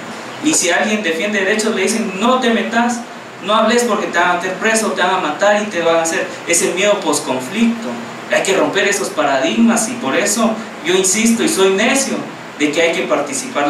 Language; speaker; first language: Spanish; native; Spanish